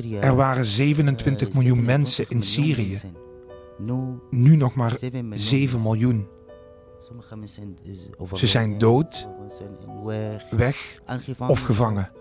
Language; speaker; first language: Dutch; non-native, learner; Arabic